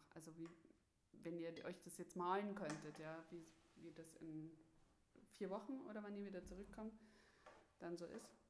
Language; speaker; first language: German; native; German